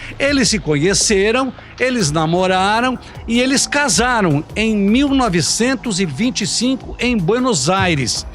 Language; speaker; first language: Portuguese; early bilingual, other home language; Italian